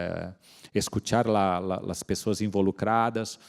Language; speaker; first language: Spanish; non-native, fluent; Portuguese